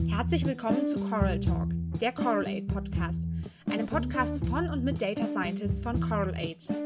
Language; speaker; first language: German; native; German